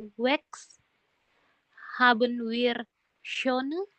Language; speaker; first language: German; non-native, learner; Indonesian